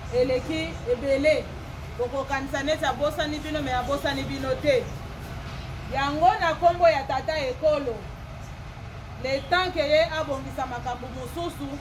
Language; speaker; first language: Lingala; native; Lingala